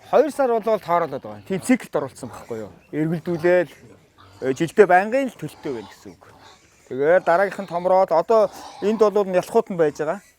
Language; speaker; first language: Mongolian; native; Mongolian